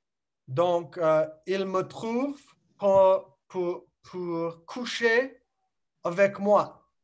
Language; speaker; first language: French; non-native, learner; English